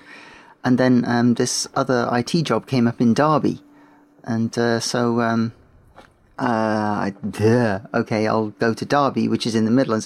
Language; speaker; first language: English; native; English